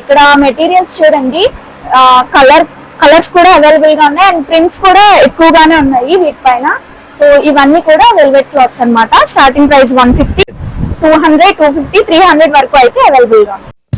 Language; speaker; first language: Telugu; native; Telugu